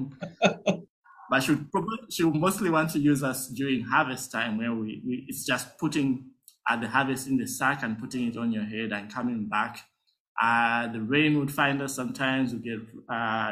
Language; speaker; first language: English; non-native, local second language; Nyanja